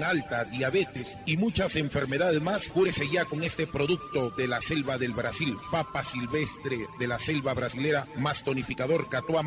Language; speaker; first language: Spanish; native; Spanish